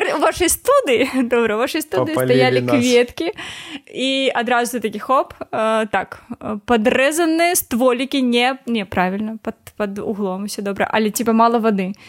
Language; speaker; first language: Belarusian; non-native, local second language; Russian